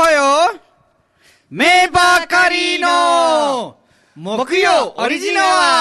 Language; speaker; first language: Japanese; non-native, fluent; Nepali